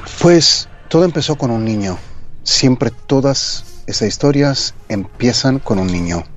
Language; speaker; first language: Spanish; non-native, fluent; Italian